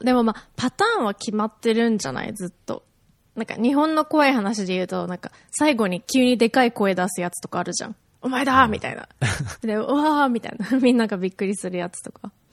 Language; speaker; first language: Japanese; early bilingual, heritage; Japanese